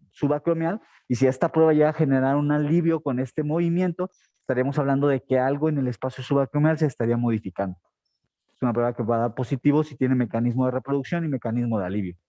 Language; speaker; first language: Spanish; native; Spanish